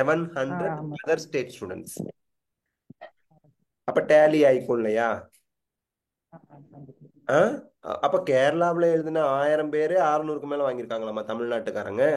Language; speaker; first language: Tamil; native; Tamil